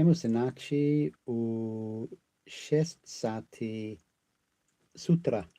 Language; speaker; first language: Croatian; non-native, learner; English